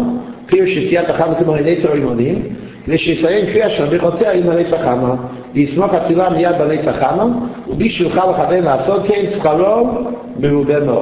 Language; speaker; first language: Hebrew; non-native, fluent; English